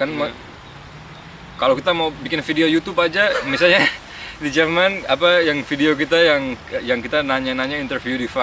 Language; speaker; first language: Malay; early bilingual, other home language; German